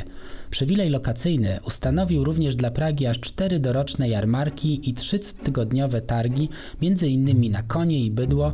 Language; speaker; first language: Polish; native; Polish